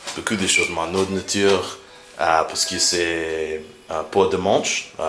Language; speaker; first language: French; non-native, learner; English